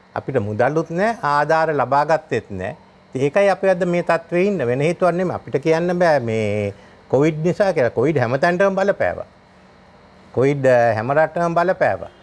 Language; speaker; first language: Sinhala; native; Sinhala